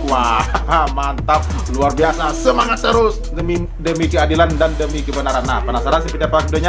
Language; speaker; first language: Indonesian; native; Indonesian